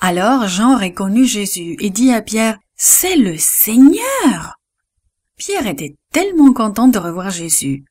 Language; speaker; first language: French; native; French